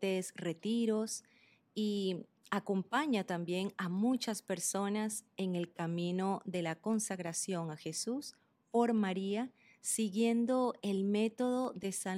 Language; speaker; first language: Spanish; native; Spanish